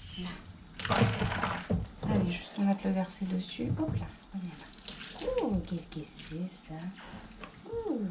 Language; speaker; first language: French; native; French